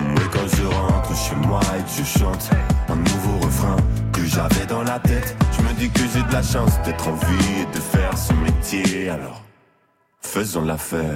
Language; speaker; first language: French; native; French